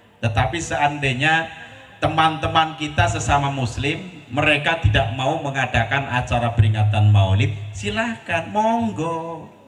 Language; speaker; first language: Indonesian; non-native, local second language; Javanese